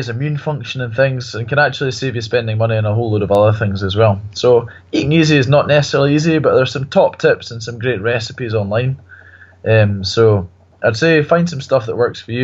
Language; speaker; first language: English; native; English